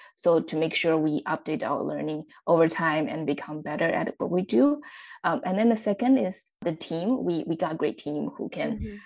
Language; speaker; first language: English; non-native, fluent; Chinese